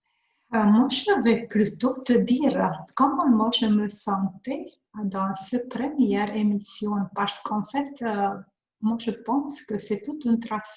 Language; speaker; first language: French; non-native, learner; Hungarian